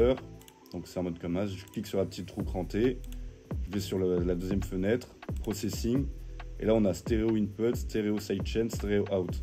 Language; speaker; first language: French; native; French